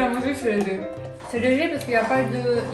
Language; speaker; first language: French; native; French